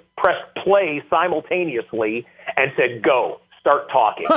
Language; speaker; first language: English; native; English